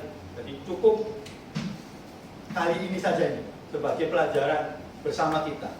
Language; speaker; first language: Indonesian; native; Indonesian